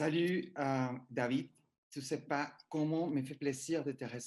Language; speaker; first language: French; non-native, learner; Spanish